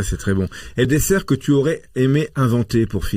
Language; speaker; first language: French; native; French